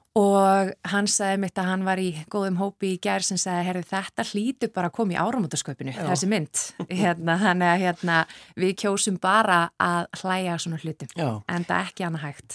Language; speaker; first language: Icelandic; native; Icelandic